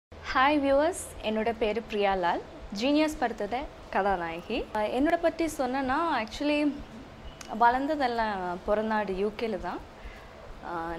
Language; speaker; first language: Tamil; non-native, learner; English